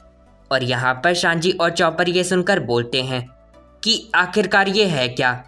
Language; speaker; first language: Hindi; native; Hindi